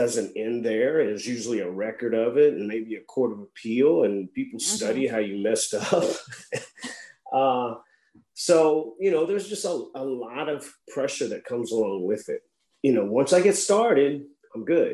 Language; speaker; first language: English; native; English